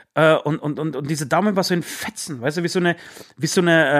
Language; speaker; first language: German; early bilingual, other home language; Polish